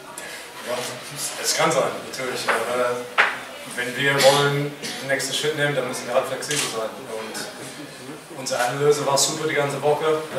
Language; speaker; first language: German; non-native, fluent; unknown